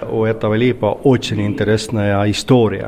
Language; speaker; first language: Russian; non-native, learner; Estonian